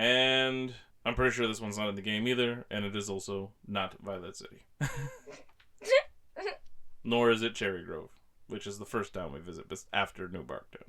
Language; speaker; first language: English; native; English